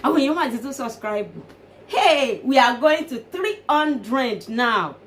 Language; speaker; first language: English; non-native, local second language; Yoruba